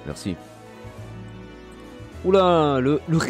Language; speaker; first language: French; native; French